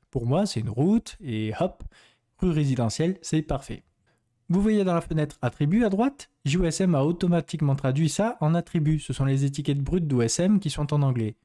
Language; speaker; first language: French; native; French